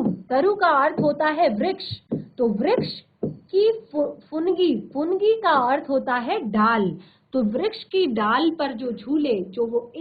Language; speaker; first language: Hindi; native; Hindi